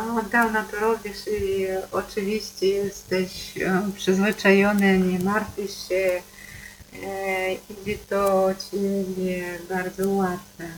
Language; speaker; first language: Polish; non-native, fluent; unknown